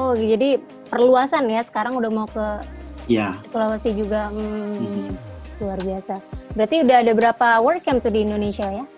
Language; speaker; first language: Indonesian; native; Indonesian